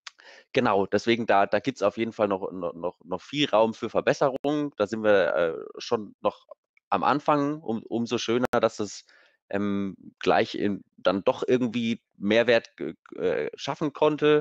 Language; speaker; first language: German; native; German